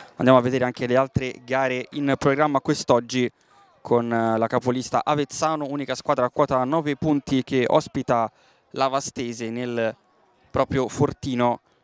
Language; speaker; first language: Italian; native; Italian